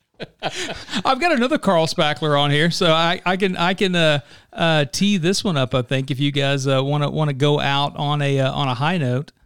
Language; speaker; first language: English; native; English